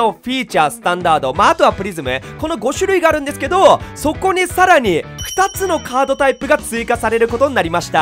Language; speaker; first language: Japanese; native; Japanese